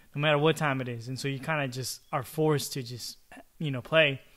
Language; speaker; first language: English; early bilingual, other home language; Chavacano